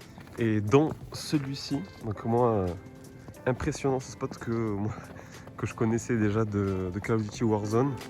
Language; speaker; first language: French; native; French